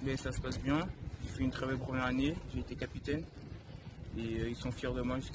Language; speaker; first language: French; native; French